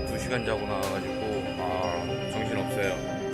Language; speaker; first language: Korean; native; Korean